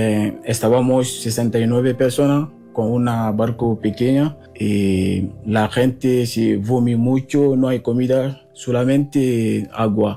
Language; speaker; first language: Spanish; non-native, fluent; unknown